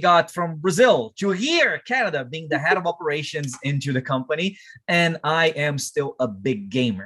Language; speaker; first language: English; non-native, fluent; Portuguese